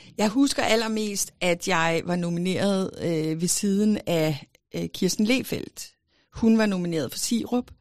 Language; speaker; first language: Danish; native; Danish